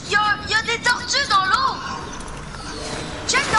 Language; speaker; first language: French; native; French